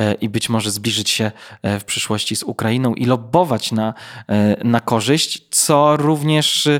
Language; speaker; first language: Polish; native; Polish